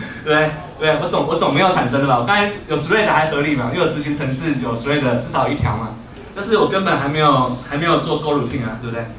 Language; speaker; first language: Chinese; native; Chinese